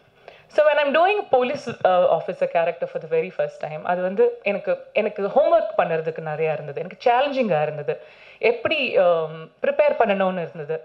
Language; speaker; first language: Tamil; non-native, learner; Malayalam